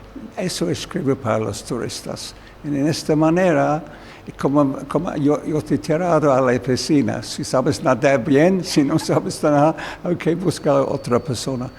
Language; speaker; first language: Spanish; non-native, learner; English